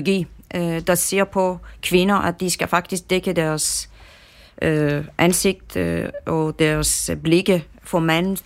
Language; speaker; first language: Danish; non-native, fluent; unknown